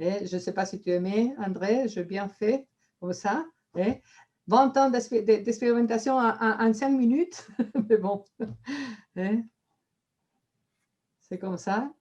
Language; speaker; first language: French; non-native, fluent; Spanish